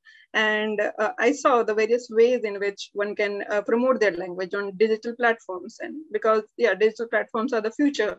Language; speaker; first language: English; early bilingual, other home language; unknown